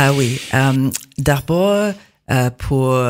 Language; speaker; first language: French; non-native, learner; English